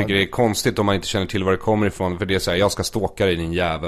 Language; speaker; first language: Swedish; native; Swedish